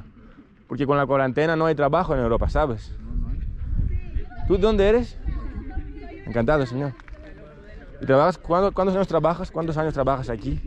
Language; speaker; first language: Spanish; non-native, learner; Greek